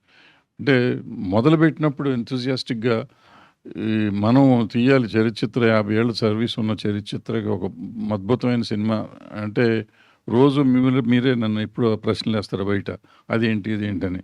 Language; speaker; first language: Telugu; native; Telugu